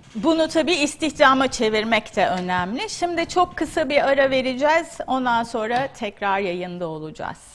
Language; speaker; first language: Turkish; native; Turkish